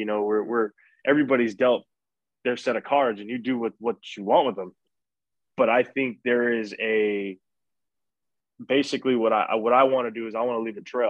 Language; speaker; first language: English; native; English